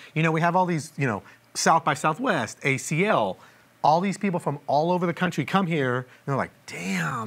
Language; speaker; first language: English; native; English